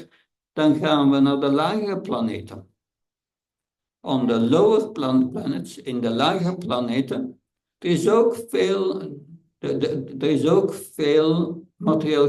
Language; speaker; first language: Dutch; non-native, fluent; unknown